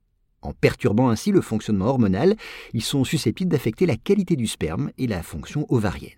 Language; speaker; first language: French; native; French